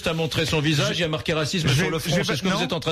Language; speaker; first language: French; native; French